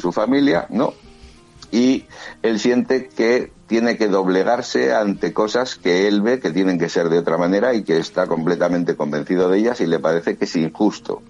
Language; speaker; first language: Spanish; native; Spanish